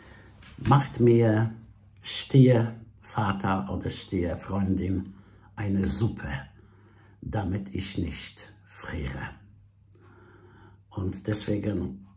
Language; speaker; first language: German; non-native, fluent; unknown